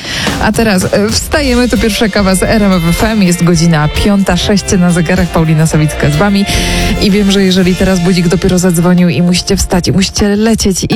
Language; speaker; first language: Polish; native; Polish